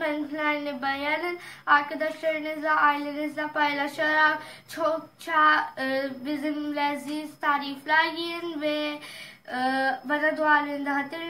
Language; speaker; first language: Turkish; non-native, learner; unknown